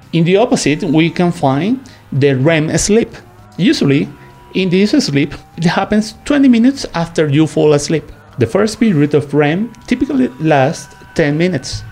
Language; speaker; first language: English; non-native, fluent; Spanish